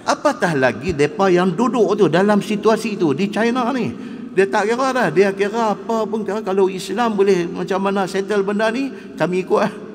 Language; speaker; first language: Malay; native; Malay